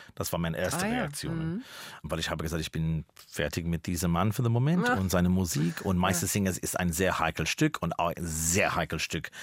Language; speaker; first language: German; non-native, fluent; English